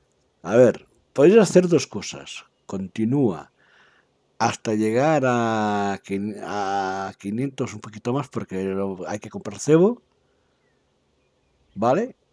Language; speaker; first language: Spanish; native; Spanish